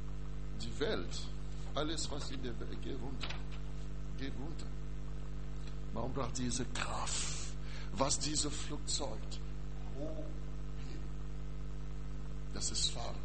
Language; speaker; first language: German; non-native, learner; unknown